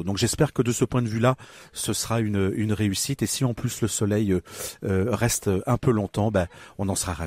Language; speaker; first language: French; native; French